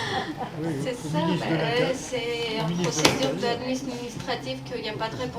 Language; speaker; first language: French; non-native, learner; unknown